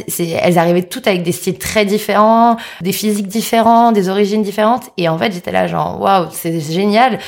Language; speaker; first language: French; native; French